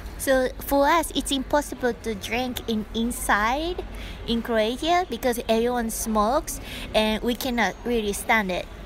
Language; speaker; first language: English; non-native, fluent; Japanese